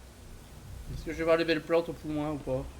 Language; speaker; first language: French; native; French